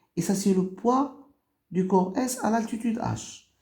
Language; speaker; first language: French; non-native, local second language; Arabic